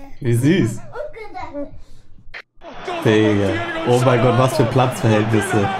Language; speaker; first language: German; native; German